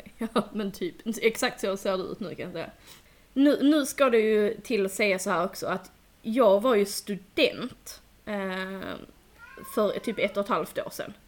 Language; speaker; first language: Swedish; native; Swedish